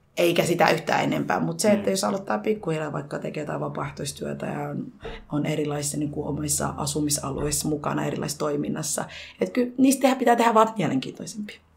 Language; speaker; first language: Finnish; early bilingual, other home language; Somali